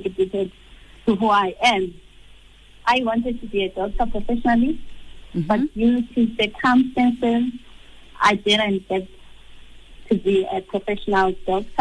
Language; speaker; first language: English; non-native, local second language; Xhosa